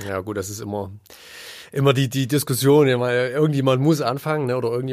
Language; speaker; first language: German; native; German